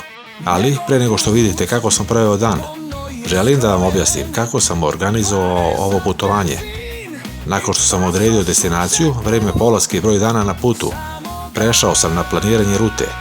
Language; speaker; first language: Serbian; native; Serbian